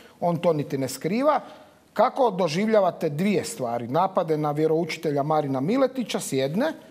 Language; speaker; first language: Croatian; native; Croatian